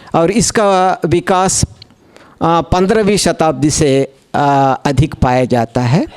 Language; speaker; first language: Hindi; non-native, local second language; Telugu